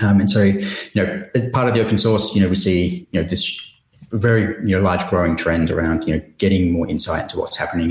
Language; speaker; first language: English; native; English